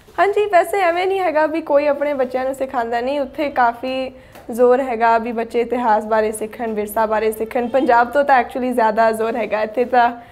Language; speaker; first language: Punjabi; early bilingual, heritage; Punjabi